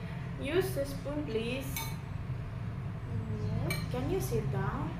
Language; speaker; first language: English; non-native, learner; Indonesian